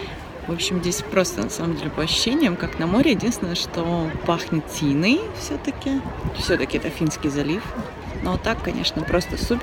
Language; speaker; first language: Russian; native; Russian